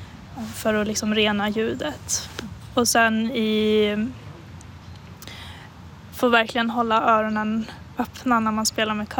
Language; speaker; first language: Swedish; native; Swedish